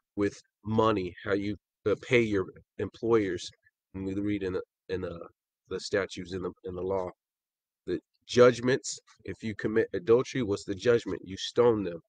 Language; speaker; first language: English; native; English